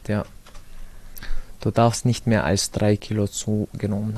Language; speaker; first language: German; early bilingual, other home language; Chechen